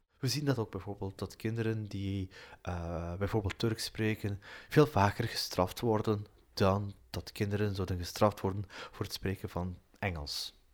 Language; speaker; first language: Dutch; early bilingual, other home language; Turkish